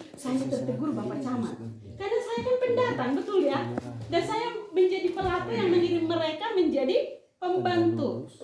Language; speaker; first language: Indonesian; native; Indonesian